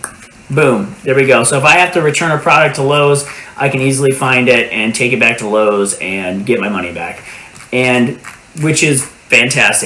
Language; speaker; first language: English; native; English